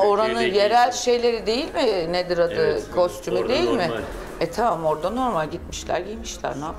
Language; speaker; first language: Turkish; native; Turkish